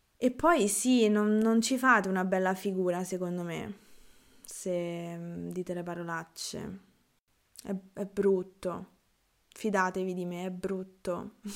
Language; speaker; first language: Italian; native; Italian